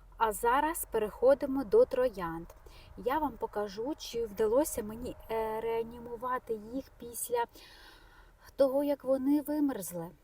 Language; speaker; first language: Ukrainian; non-native, local second language; Russian